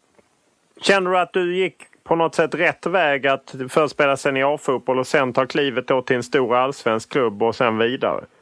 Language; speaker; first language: Swedish; native; Swedish